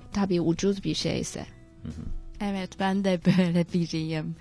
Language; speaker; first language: Turkish; non-native, fluent; Chinese